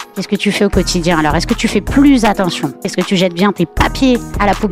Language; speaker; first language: French; native; French